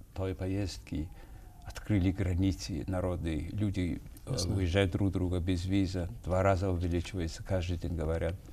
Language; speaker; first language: Russian; non-native, fluent; Mongolian